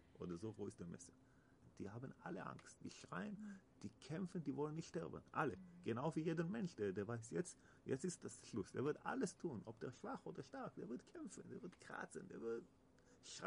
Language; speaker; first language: German; non-native, learner; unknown